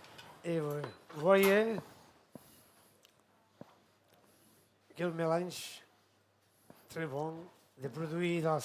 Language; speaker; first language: French; non-native, fluent; Catalan